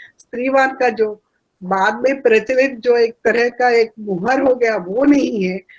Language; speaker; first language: Hindi; non-native, local second language; Telugu